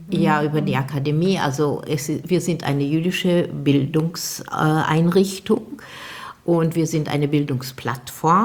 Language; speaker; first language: German; non-native, fluent; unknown